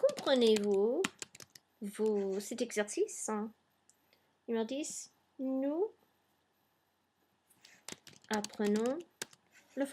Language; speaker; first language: French; non-native, fluent; English